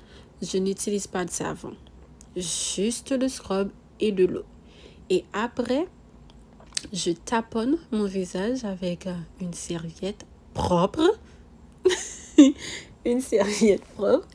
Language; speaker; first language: French; non-native, local second language; Haitian Creole